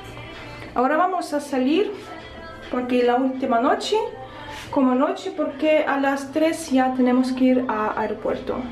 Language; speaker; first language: Spanish; non-native, fluent; Russian